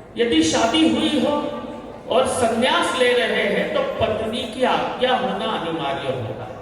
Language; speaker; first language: Hindi; non-native, local second language; Kannada